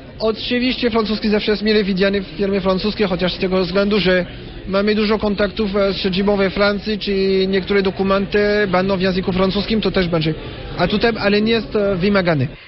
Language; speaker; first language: Polish; non-native, fluent; French